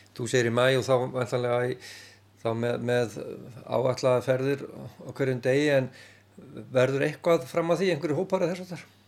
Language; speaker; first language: Icelandic; native; Icelandic